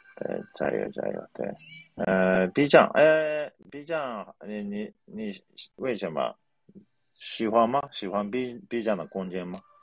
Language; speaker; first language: Chinese; non-native, fluent; Japanese